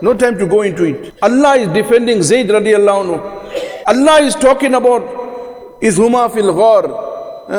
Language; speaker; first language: English; native; English